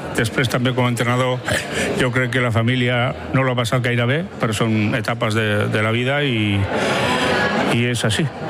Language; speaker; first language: Catalan; non-native, local second language; Basque